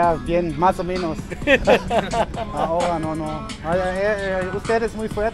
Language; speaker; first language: Spanish; non-native, learner; German